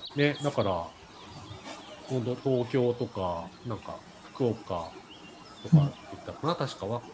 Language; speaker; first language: Japanese; native; Japanese